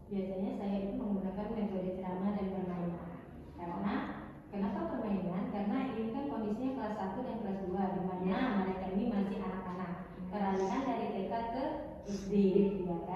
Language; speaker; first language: Indonesian; native; Indonesian